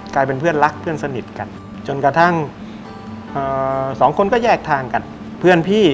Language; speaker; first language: Thai; native; Thai